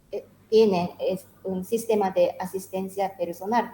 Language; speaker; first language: Spanish; non-native, learner; Japanese